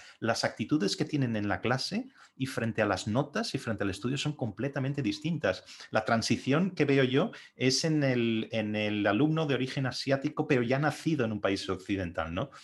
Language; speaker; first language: Spanish; native; Spanish